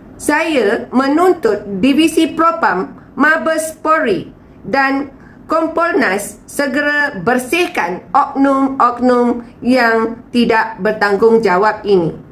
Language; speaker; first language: Malay; native; Malay